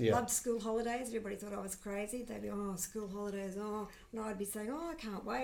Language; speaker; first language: English; native; English